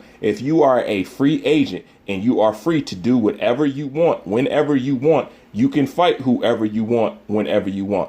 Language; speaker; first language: English; native; English